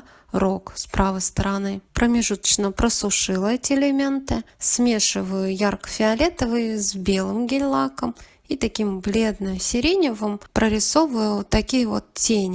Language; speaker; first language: Russian; native; Russian